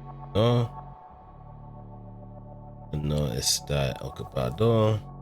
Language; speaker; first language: Spanish; non-native, learner; English